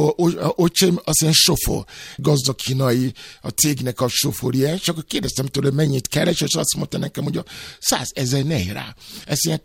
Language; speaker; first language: Hungarian; non-native, fluent; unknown